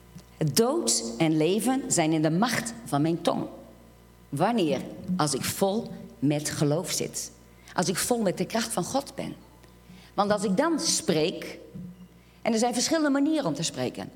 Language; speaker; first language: Dutch; non-native, fluent; Portuguese